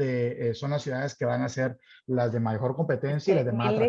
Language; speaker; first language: Spanish; native; Spanish